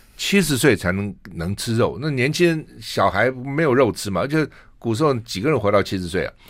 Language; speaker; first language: Chinese; native; Chinese